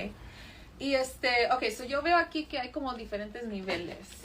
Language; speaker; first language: Spanish; early bilingual, other home language; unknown